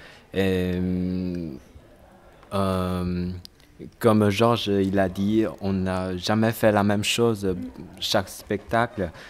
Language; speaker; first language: French; non-native, learner; Chinese